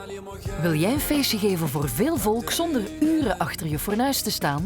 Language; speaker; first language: Dutch; native; Dutch